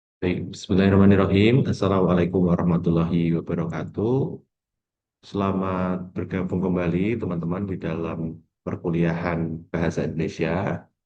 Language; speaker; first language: Indonesian; non-native, local second language; Javanese